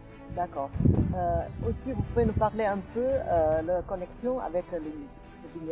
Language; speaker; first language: French; non-native, fluent; Chinese